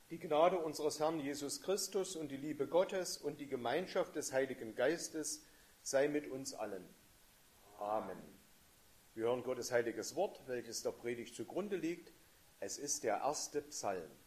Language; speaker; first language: German; native; German